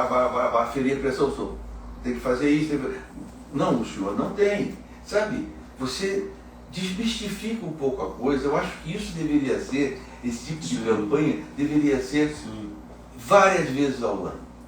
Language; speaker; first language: Portuguese; native; Portuguese